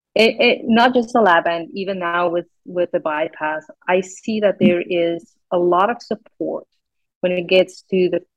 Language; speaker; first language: English; non-native, local second language; Afrikaans